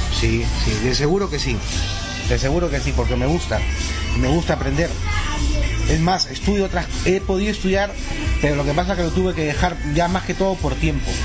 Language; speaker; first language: Spanish; native; Spanish